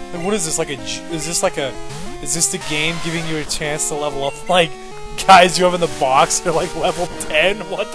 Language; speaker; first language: English; native; English